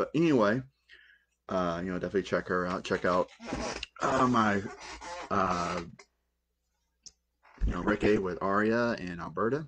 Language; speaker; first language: English; native; English